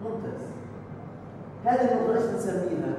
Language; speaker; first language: Arabic; native; Arabic